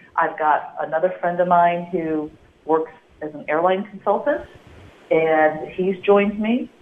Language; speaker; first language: English; native; English